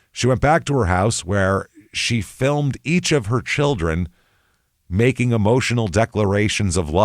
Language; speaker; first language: English; native; English